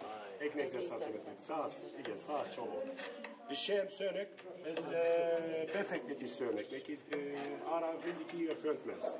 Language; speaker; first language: Hungarian; non-native, learner; Turkish